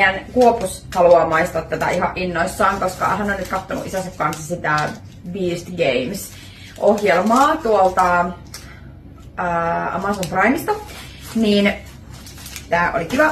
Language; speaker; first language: Finnish; native; Finnish